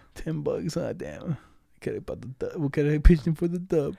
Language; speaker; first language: English; non-native, fluent; Spanish